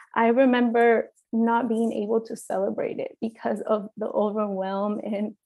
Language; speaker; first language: English; early bilingual, other home language; Spanish